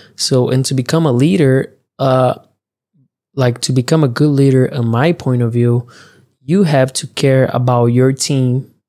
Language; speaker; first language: English; early bilingual, other home language; Portuguese